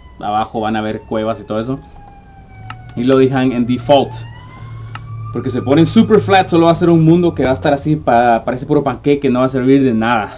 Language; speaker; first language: Spanish; early bilingual, heritage; English